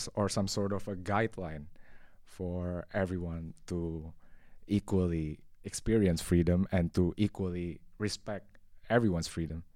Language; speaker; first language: English; non-native, fluent; Indonesian